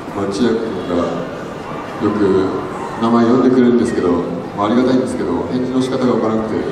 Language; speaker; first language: Japanese; native; Japanese